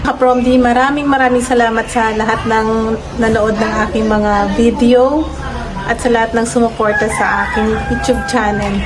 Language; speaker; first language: Filipino; native; Filipino